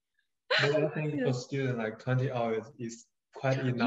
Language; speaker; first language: English; non-native, fluent; Chinese